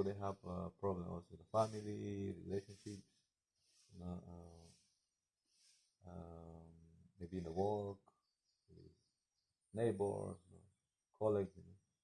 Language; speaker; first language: English; non-native, learner; Spanish